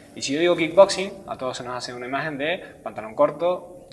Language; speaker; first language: Spanish; native; Spanish